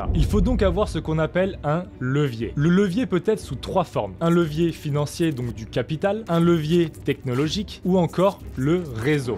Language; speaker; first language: French; native; French